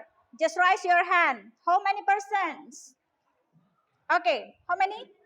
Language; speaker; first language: English; non-native, learner; Indonesian